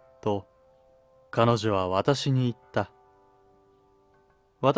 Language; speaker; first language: Japanese; native; Japanese